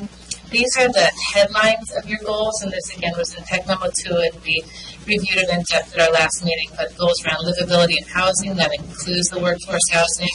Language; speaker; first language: English; native; English